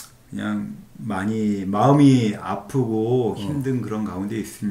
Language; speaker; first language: Korean; native; Korean